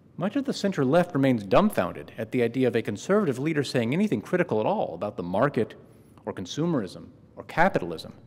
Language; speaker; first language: English; native; English